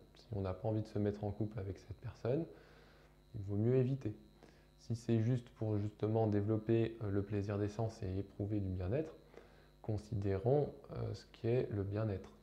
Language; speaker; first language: French; native; French